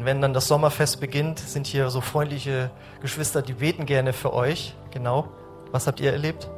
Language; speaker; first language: German; native; German